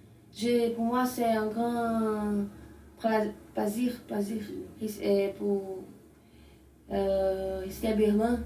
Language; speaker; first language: French; non-native, learner; Portuguese